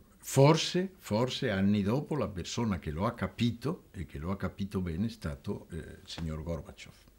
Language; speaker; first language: Italian; non-native, fluent; Spanish